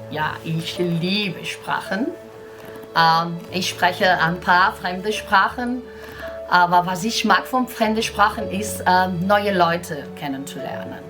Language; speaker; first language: German; non-native, fluent; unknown